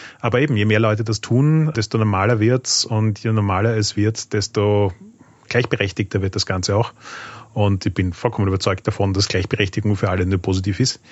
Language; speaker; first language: German; native; German